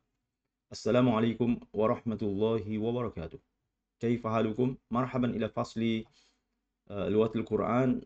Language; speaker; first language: Arabic; non-native, fluent; Malay